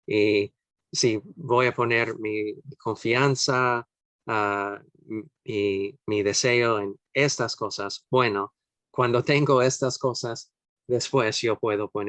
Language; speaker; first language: Spanish; non-native, fluent; English